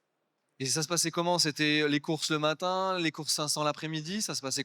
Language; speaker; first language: French; native; French